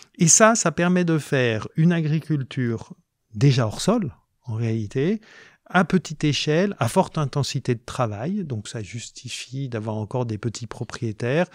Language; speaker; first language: French; native; French